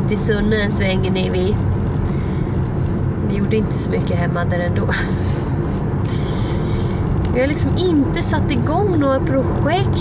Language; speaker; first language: Swedish; native; Swedish